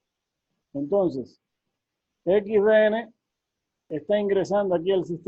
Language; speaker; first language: Spanish; native; Spanish